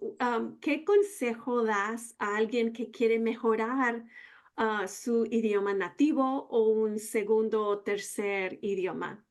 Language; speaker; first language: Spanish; non-native, fluent; English